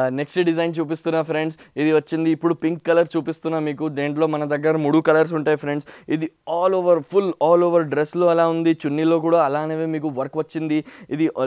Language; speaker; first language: Telugu; non-native, local second language; Hindi